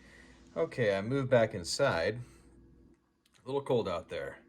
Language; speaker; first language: English; native; English